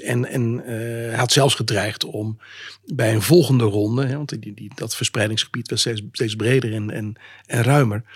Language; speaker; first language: Dutch; native; Dutch